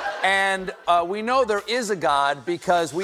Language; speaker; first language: English; native; English